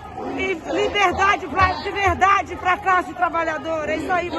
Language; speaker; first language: Portuguese; native; Portuguese